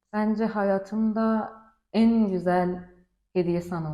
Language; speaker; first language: Turkish; non-native, learner; Persian